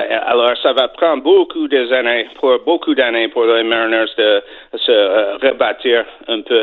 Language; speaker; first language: French; non-native, fluent; English